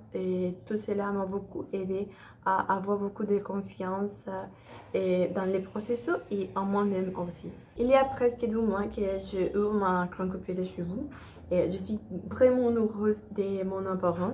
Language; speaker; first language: French; non-native, learner; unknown